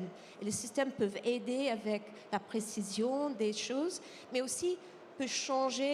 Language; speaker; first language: French; non-native, fluent; English